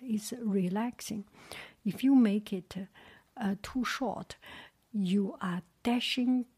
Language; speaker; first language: English; non-native, fluent; Chinese